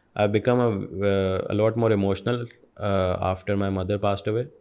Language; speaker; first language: English; non-native, local second language; Urdu